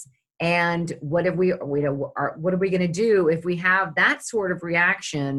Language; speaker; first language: English; native; English